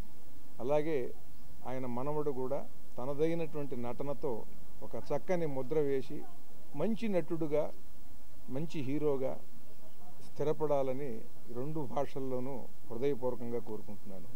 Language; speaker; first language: Telugu; native; Telugu